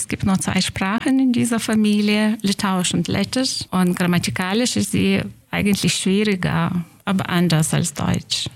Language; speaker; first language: German; non-native, fluent; Lithuanian